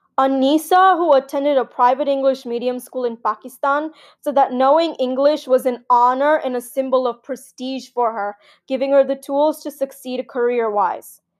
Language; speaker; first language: English; early bilingual, other home language; Gujarati